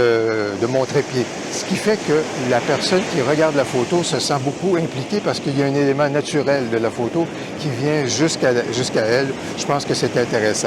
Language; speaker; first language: French; native; French